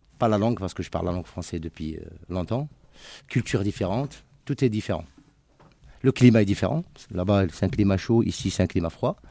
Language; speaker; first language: French; non-native, local second language; Arabic